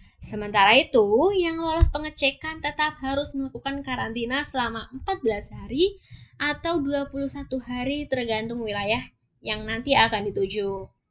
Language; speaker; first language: Indonesian; native; Indonesian